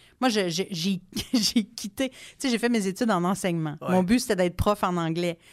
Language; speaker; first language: French; non-native, local second language; English